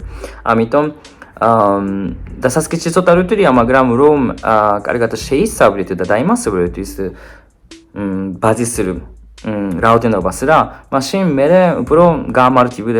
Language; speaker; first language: Georgian; non-native, fluent; Japanese